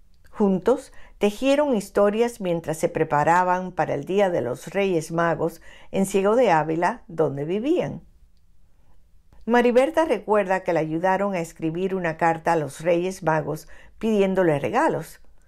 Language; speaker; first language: Spanish; native; Spanish